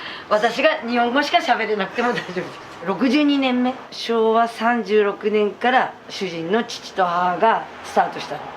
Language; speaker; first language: Japanese; native; Japanese